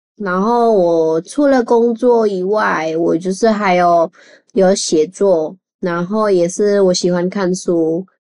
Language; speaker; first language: Chinese; non-native, fluent; Javanese